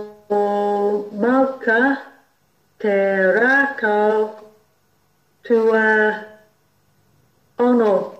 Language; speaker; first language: Māori; non-native, learner; English